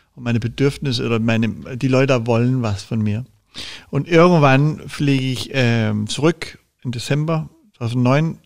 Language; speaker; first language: German; non-native, fluent; Danish